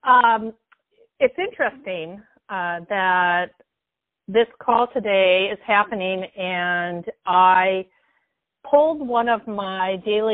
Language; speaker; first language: English; native; English